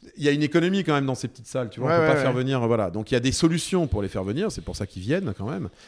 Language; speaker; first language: French; native; French